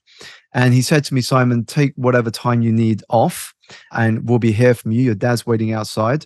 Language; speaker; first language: English; native; English